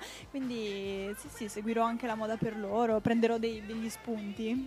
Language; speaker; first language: Italian; native; Italian